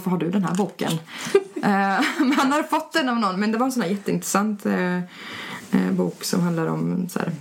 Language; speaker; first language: Swedish; early bilingual, other home language; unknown